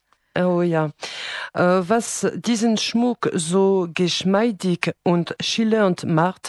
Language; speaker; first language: German; non-native, fluent; French